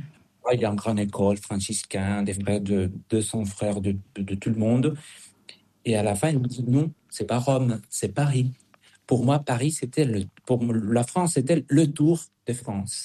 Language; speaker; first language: French; non-native, fluent; Spanish